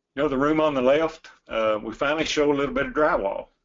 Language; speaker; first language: English; native; English